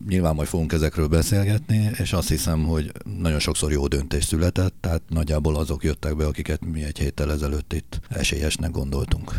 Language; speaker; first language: Hungarian; native; Hungarian